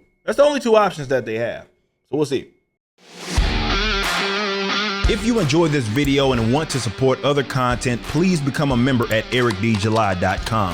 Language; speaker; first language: English; native; English